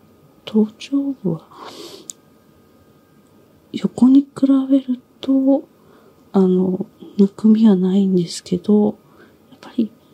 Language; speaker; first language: Japanese; native; Japanese